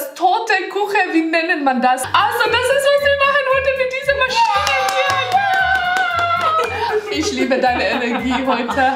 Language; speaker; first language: German; non-native, learner; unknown